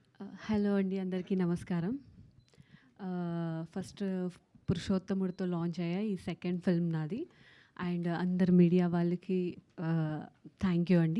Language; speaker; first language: Telugu; non-native, fluent; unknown